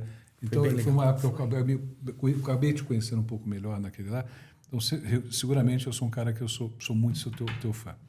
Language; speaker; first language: Portuguese; native; Portuguese